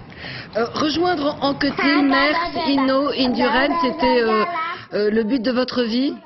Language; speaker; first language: French; native; French